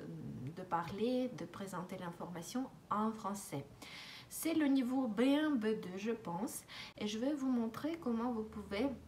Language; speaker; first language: French; non-native, fluent; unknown